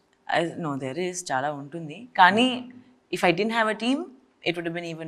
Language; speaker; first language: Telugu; non-native, local second language; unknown